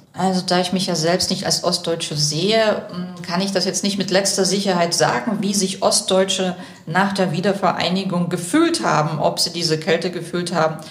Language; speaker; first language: German; early bilingual, other home language; Russian